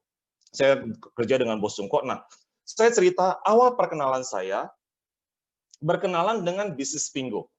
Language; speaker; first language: Indonesian; native; Indonesian